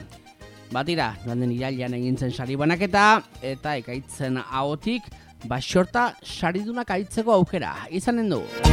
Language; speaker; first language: Basque; native; Basque